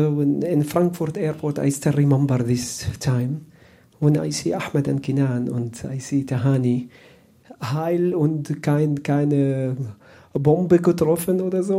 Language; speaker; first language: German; non-native, learner; Arabic